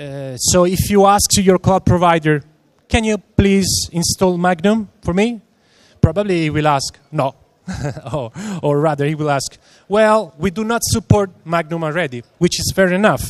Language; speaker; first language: English; non-native, fluent; Italian